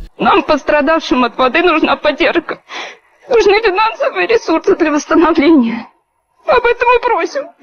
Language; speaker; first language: Russian; native; Russian